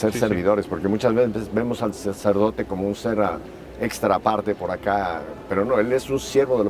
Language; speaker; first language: Spanish; native; Spanish